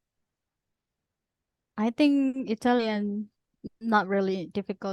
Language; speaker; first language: English; non-native, fluent; Indonesian